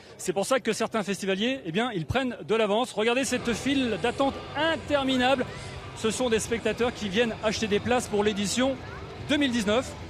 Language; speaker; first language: French; native; French